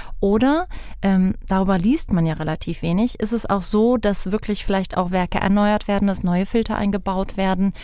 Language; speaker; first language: German; native; German